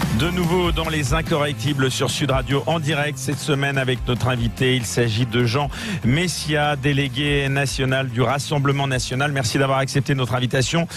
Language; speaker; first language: French; native; French